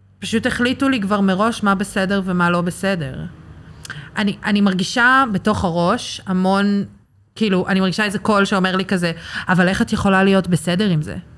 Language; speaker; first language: Hebrew; early bilingual, other home language; English